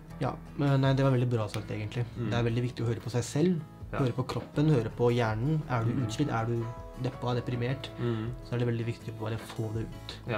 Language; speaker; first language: Norwegian; native; Norwegian